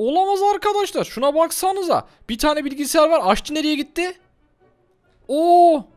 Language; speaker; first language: Turkish; native; Turkish